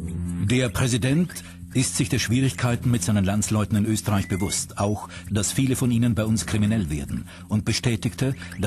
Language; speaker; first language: German; native; German